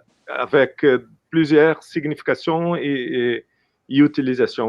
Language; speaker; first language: French; non-native, fluent; Portuguese